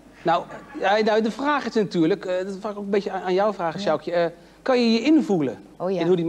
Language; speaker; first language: Dutch; native; Dutch